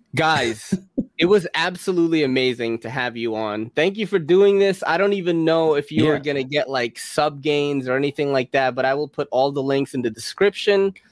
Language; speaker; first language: English; early bilingual, other home language; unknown